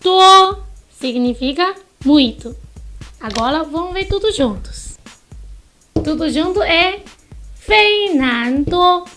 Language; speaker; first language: Portuguese; non-native, learner; Chinese